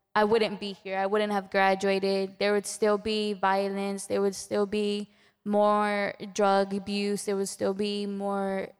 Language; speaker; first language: English; early bilingual, other home language; Spanish